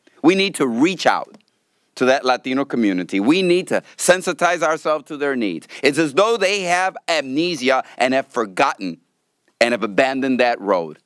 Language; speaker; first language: English; early bilingual, other home language; Spanish